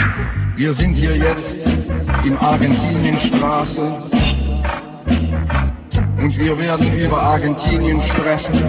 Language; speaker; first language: German; non-native, learner; Dutch